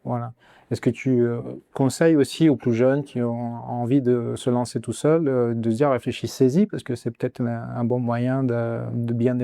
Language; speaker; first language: French; native; French